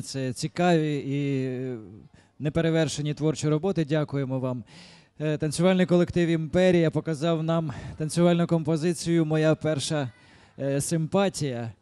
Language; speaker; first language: Ukrainian; native; Ukrainian